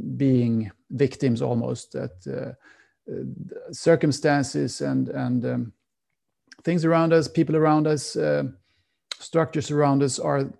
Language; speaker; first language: English; non-native, fluent; Swedish